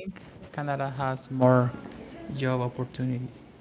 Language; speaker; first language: English; non-native, learner; Spanish